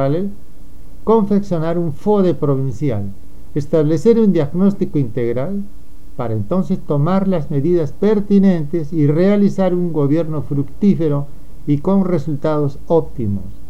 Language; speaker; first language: Spanish; native; Spanish